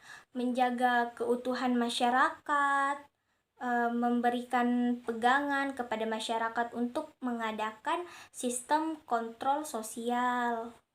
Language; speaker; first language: Indonesian; native; Indonesian